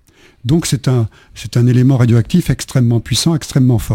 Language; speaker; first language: French; native; French